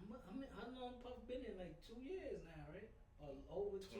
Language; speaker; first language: English; native; English